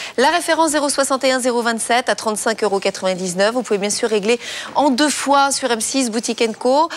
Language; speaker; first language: French; native; French